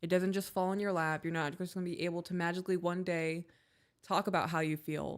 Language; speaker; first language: English; native; English